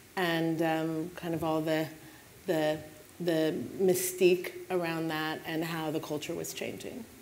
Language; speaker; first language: English; native; English